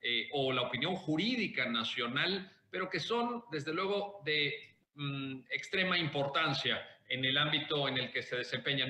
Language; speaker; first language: Spanish; native; Spanish